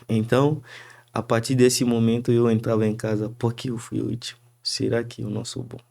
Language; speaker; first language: Portuguese; non-native, fluent; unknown